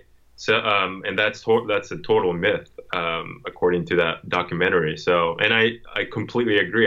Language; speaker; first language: English; non-native, fluent; Japanese